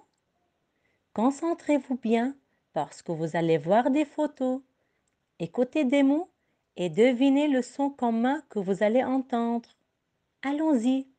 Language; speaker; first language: French; non-native, local second language; Arabic